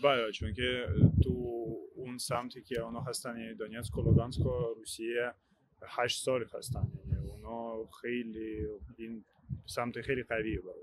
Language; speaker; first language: Persian; non-native, learner; Ukrainian